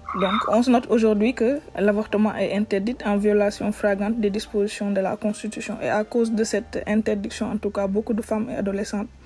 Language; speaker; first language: French; non-native, local second language; Wolof